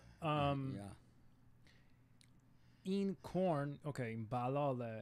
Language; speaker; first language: Persian; early bilingual, heritage; Persian